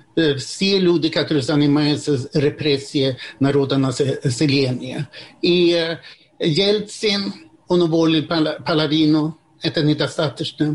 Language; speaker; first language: Russian; non-native, fluent; Swedish